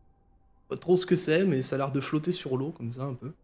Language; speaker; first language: French; native; French